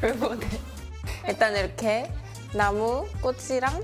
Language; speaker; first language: Korean; native; Korean